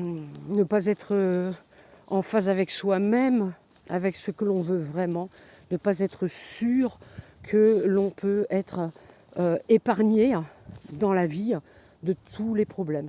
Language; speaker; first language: French; native; French